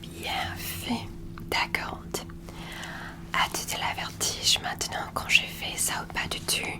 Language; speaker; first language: French; non-native, learner; English